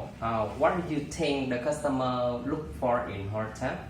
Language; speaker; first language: English; non-native, learner; Vietnamese